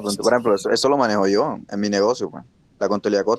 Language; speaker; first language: Spanish; native; Spanish